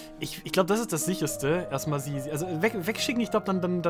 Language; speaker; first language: German; native; German